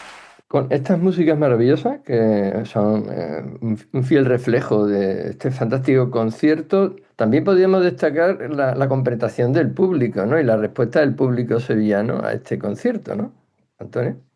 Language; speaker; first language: Spanish; native; Spanish